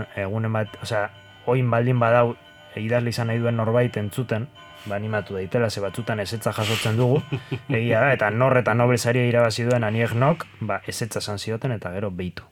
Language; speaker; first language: Basque; non-native, local second language; Spanish